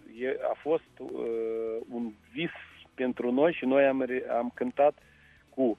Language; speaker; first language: Romanian; non-native, local second language; Russian